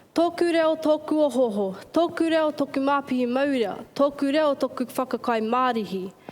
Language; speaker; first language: Māori; native; Māori